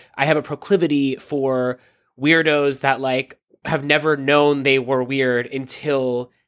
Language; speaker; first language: English; native; English